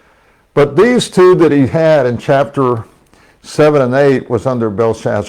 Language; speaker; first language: English; native; English